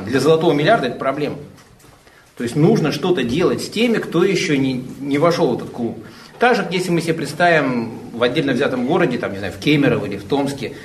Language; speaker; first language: Russian; native; Russian